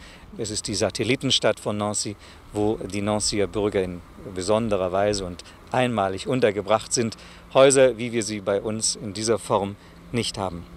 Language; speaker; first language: German; native; German